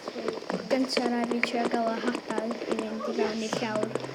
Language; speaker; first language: Welsh; non-native, local second language; English